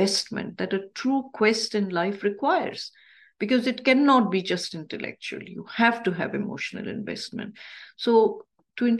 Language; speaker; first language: English; non-native, local second language; Urdu